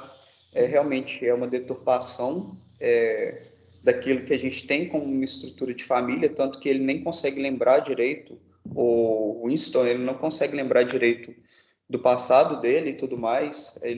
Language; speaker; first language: Portuguese; native; Portuguese